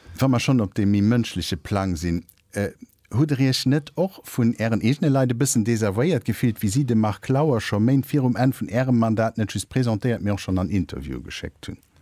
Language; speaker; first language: Luxembourgish; native; Luxembourgish